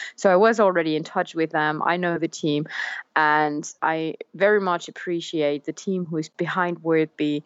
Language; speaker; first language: English; non-native, fluent; German